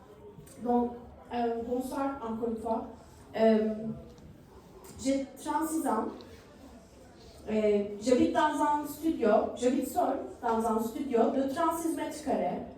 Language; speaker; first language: French; non-native, learner; Turkish